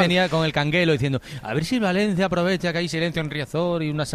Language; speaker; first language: Spanish; native; Spanish